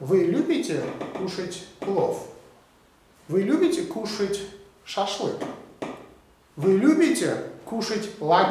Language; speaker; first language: Russian; non-native, local second language; Uzbek